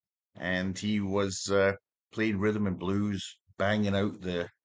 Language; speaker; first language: English; native; English